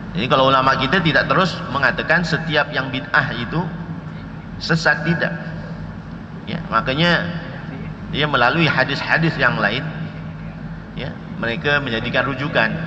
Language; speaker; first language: Malay; native; Malay